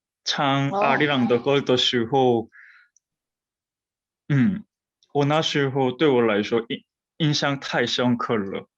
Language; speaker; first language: Chinese; non-native, fluent; Korean